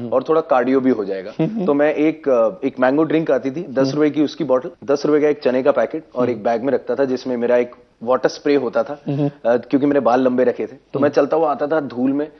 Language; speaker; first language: Hindi; native; Hindi